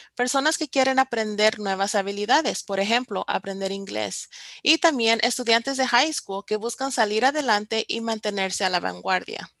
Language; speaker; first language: Spanish; early bilingual, heritage; Spanish